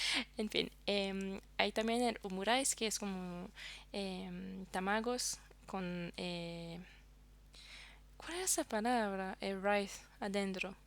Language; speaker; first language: Spanish; non-native, fluent; French